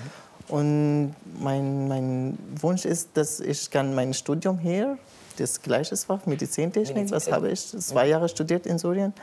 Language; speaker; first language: German; non-native, learner; Arabic